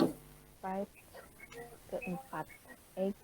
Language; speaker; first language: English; non-native, learner; Indonesian